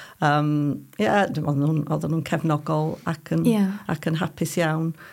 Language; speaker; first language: Welsh; non-native, fluent; English